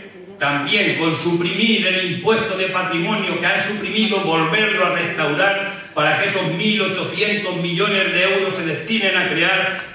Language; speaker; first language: Spanish; native; Spanish